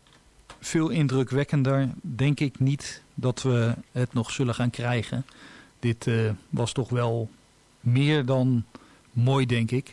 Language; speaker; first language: Dutch; native; Dutch